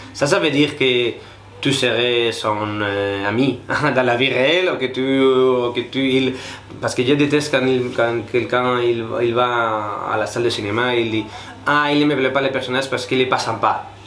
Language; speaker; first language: French; non-native, fluent; Spanish